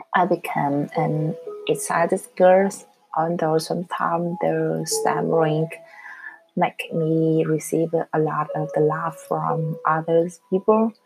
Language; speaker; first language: English; non-native, learner; Vietnamese